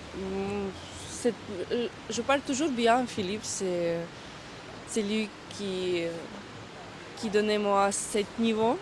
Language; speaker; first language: French; non-native, fluent; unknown